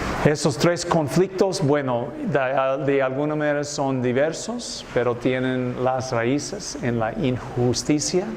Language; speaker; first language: Spanish; non-native, fluent; English